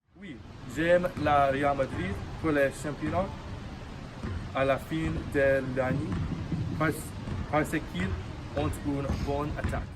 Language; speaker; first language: French; non-native, learner; English